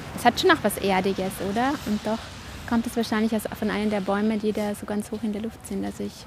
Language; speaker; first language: German; native; German